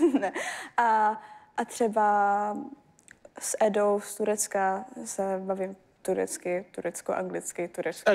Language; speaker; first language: Czech; early bilingual, heritage; German